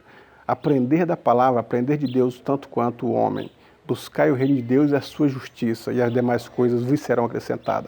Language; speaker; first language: Portuguese; native; Portuguese